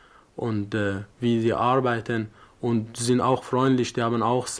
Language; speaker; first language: German; non-native, learner; Persian